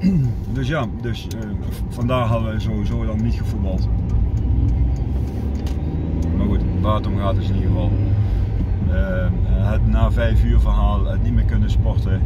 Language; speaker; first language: Dutch; native; Dutch